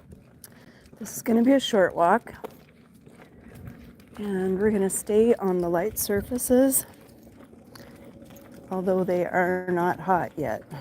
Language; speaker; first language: English; native; English